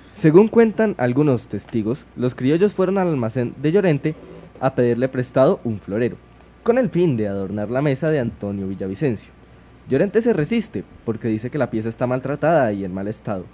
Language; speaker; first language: Spanish; native; Spanish